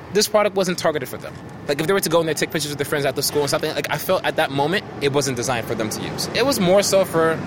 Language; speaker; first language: English; early bilingual, other home language; Haitian Creole